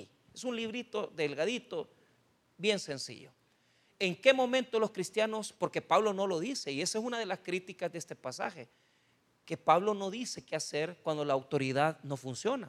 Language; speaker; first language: Spanish; native; Spanish